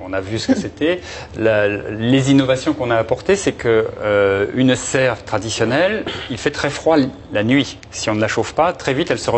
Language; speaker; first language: French; native; French